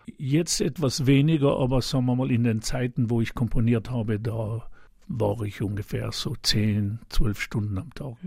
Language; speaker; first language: German; non-native, local second language; Ladin